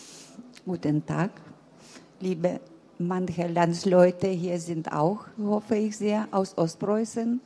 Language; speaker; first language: German; early bilingual, heritage; German